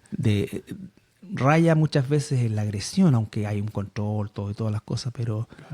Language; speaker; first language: Spanish; native; Spanish